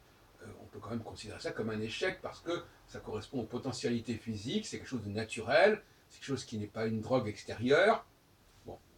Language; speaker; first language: French; native; French